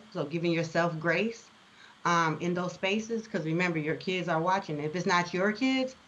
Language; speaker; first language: English; native; English